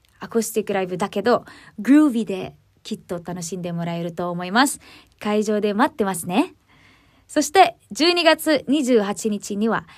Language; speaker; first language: Japanese; non-native, learner; Filipino